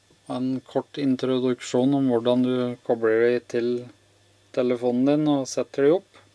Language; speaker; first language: Norwegian; native; Norwegian